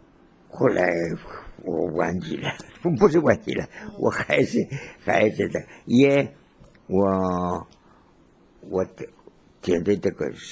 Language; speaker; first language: Chinese; non-native, learner; Spanish